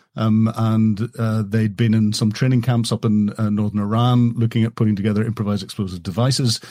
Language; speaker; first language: English; native; English